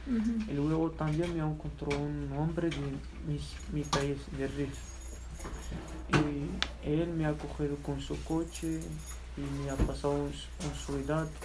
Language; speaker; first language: Spanish; non-native, learner; Berber languages